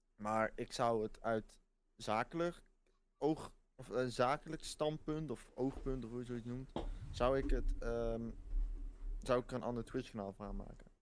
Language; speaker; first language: Dutch; native; Dutch